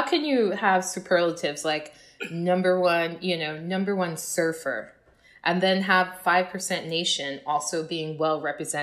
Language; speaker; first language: English; native; English